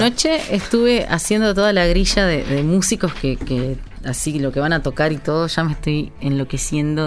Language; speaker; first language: Spanish; native; Spanish